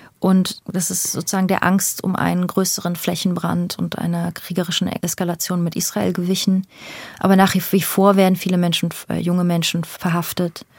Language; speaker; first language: German; early bilingual, other home language; Persian